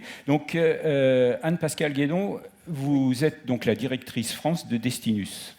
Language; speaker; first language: French; native; French